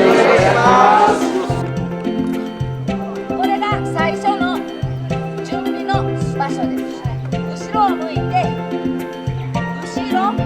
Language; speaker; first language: Japanese; native; Japanese